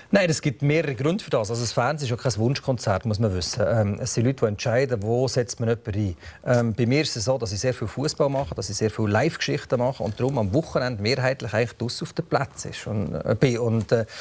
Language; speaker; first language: German; native; German